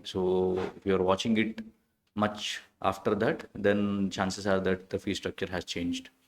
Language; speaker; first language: English; non-native, local second language; Telugu